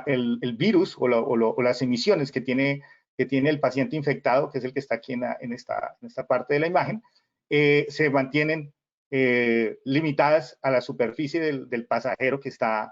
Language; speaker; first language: Spanish; native; Spanish